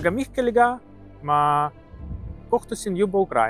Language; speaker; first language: Estonian; non-native, learner; Ukrainian